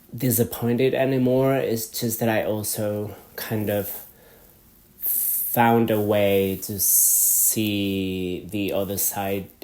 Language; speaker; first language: English; non-native, fluent; Catalan